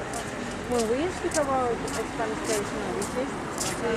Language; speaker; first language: English; non-native, fluent; Spanish